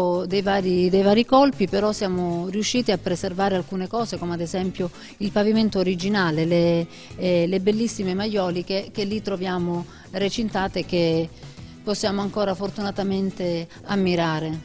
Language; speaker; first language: Italian; native; Italian